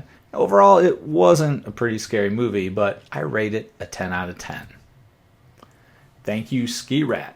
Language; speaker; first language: English; native; English